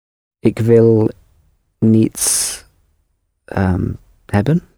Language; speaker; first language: Dutch; non-native, learner; English